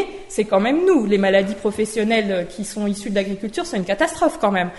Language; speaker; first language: French; native; French